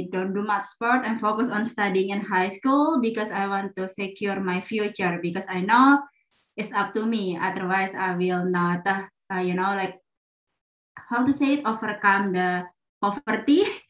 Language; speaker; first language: English; non-native, fluent; Indonesian